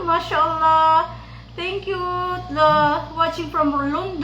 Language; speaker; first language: English; non-native, local second language; Filipino